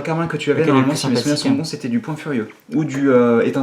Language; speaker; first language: French; native; French